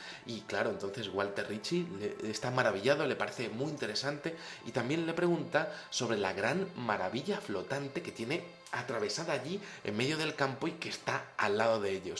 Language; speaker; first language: Spanish; native; Spanish